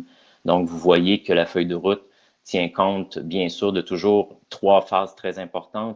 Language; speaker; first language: French; native; French